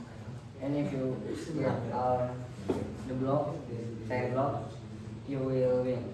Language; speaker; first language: English; non-native, learner; Indonesian